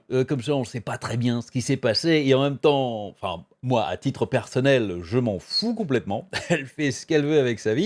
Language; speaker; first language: French; native; French